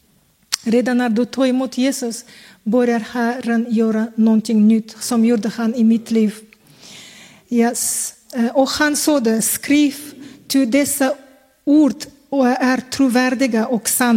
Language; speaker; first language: Swedish; non-native, fluent; Kazakh